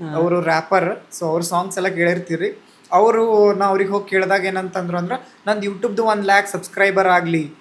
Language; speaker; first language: Kannada; native; Kannada